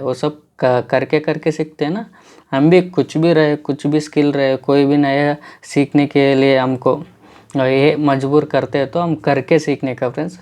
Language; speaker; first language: Hindi; non-native, local second language; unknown